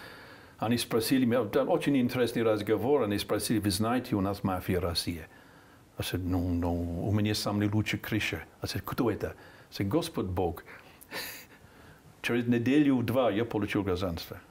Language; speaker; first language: Russian; non-native, fluent; English